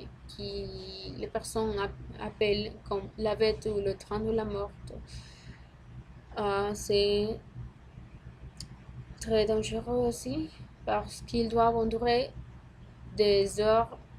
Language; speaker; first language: French; non-native, learner; Spanish